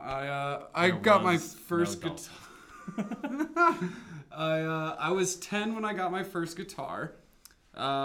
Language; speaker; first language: English; native; English